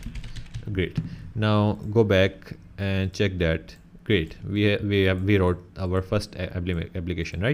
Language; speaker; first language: English; non-native, local second language; Urdu